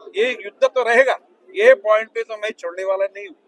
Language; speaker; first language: Hindi; non-native, local second language; Marathi